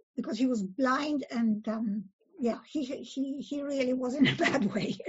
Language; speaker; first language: English; early bilingual, other home language; Polish